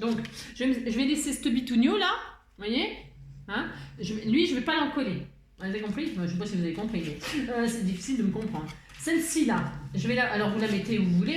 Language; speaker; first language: French; native; French